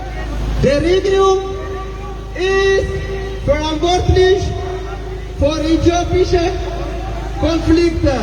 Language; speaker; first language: German; non-native, learner; Oromo